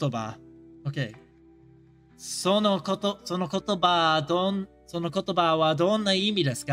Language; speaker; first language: Japanese; non-native, learner; English